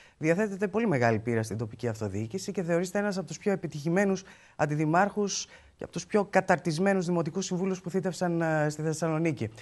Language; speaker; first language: Greek; native; Greek